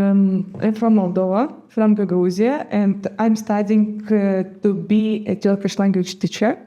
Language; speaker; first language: English; non-native, fluent; Gagauz